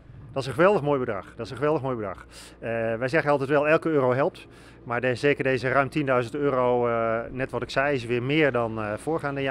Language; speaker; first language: Dutch; native; Dutch